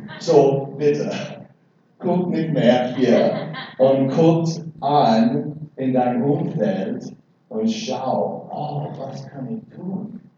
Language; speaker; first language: German; non-native, learner; English